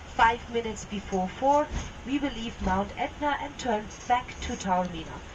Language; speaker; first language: English; non-native, fluent; Italian